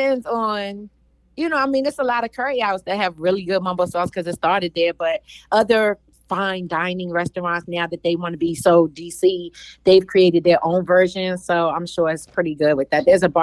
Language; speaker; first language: English; native; English